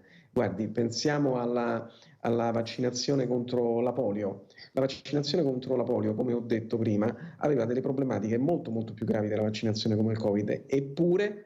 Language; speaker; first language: Italian; native; Italian